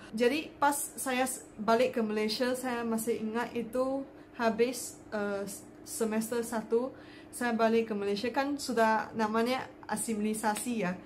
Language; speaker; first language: Indonesian; non-native, fluent; Chinese